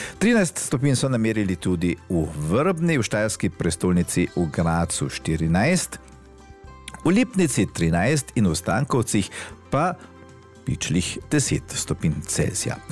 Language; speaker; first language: Slovenian; native; Slovenian